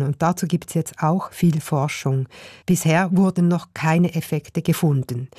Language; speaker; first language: German; native; German